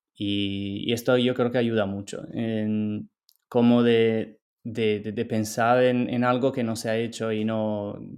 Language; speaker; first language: Spanish; non-native, fluent; Italian